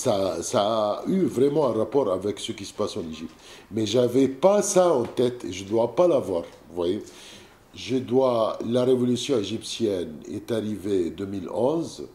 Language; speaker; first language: French; non-native, fluent; Arabic